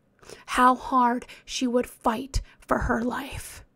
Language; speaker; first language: English; native; English